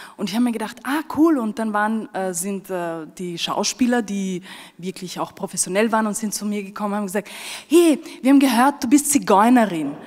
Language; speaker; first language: German; early bilingual, other home language; Romany